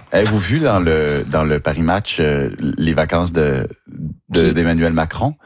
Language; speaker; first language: French; native; French